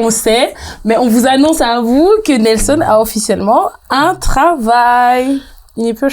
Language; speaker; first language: French; native; French